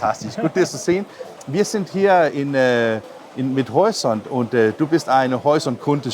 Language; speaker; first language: German; non-native, learner; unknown